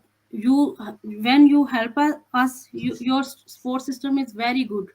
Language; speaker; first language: English; non-native, learner; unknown